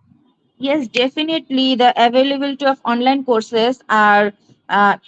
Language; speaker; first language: English; non-native, learner; Bangla